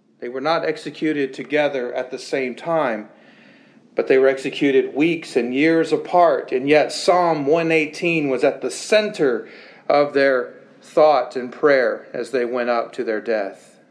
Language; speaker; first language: English; native; English